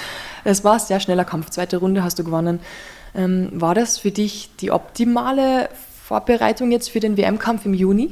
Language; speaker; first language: German; native; German